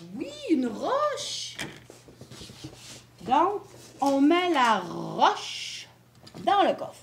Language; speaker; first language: French; native; French